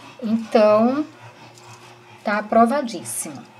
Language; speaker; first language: Portuguese; native; Portuguese